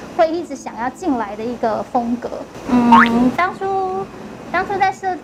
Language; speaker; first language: Chinese; native; Chinese